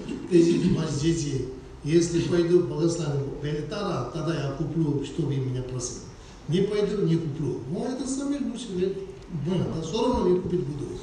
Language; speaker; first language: Russian; non-native, learner; Tibetan